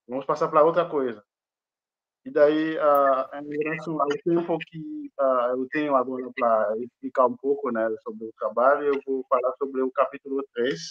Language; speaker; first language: Portuguese; non-native, fluent; Haitian Creole